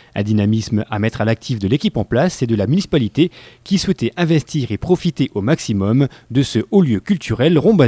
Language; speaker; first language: French; native; French